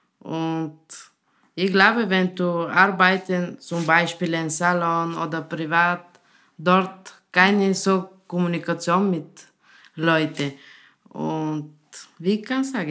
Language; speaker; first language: German; non-native, learner; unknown